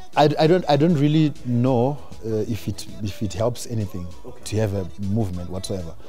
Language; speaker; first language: English; non-native, local second language; Shona